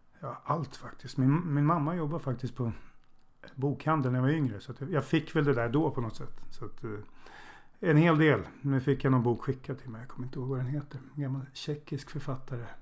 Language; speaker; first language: Swedish; native; Swedish